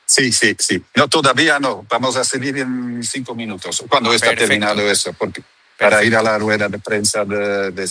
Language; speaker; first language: Spanish; non-native, learner; Dutch